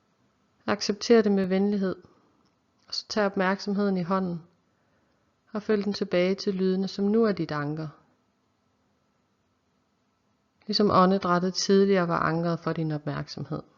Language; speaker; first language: Danish; native; Danish